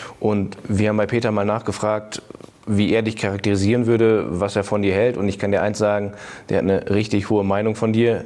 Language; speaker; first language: German; native; German